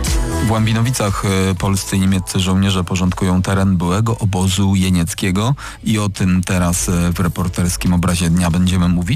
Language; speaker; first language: Polish; native; Polish